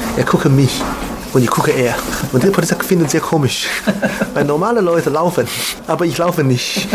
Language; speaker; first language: German; non-native, learner; Chinese